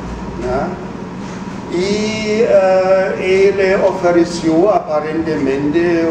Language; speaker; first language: Portuguese; non-native, fluent; German